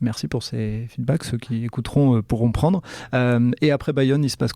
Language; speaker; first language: French; native; French